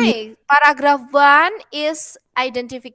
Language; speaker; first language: English; non-native, fluent; Indonesian